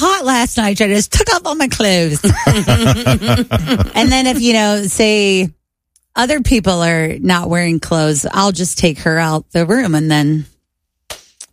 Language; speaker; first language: English; native; English